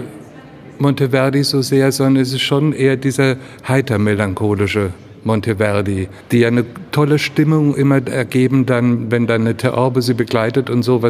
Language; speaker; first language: German; native; German